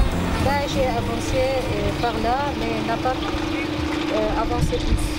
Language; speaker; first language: French; non-native, fluent; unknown